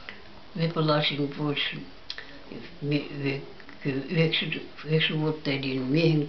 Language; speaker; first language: Finnish; early bilingual, heritage; Finnish